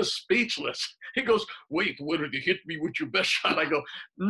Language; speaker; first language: English; native; English